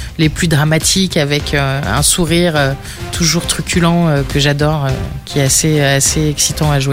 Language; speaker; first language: French; native; French